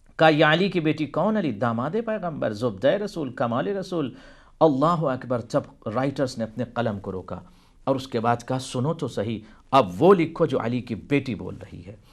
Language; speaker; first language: Urdu; native; Urdu